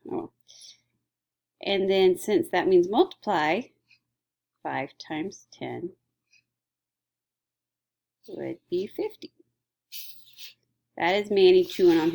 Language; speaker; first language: English; native; English